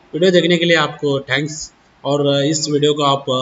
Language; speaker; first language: Hindi; non-native, local second language; Kannada